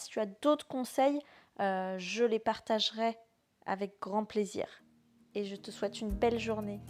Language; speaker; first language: French; native; French